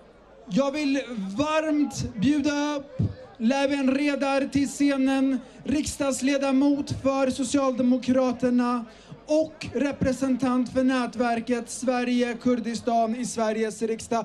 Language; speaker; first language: Swedish; early bilingual, other home language; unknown